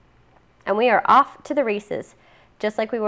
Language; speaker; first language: English; native; English